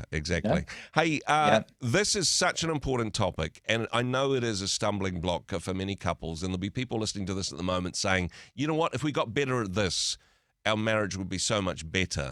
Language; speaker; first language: English; native; English